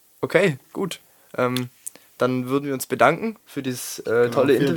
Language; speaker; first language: German; native; German